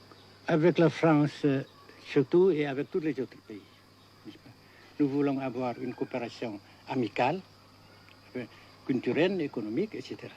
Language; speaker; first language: French; non-native, fluent; Vietnamese